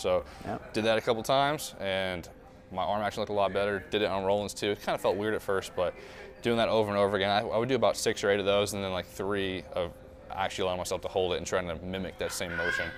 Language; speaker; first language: English; native; English